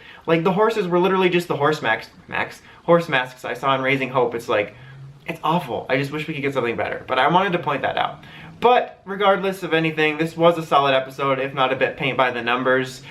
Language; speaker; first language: English; native; English